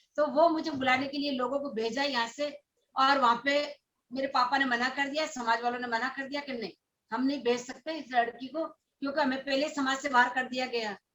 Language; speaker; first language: Hindi; non-native, local second language; Rajasthani